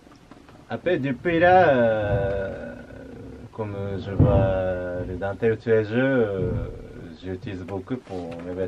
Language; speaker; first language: French; non-native, learner; Japanese